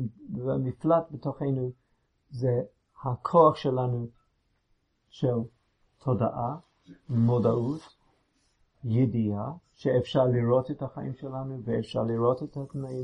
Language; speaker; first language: Hebrew; non-native, fluent; English